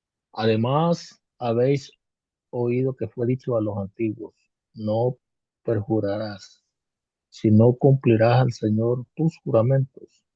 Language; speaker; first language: Spanish; native; Spanish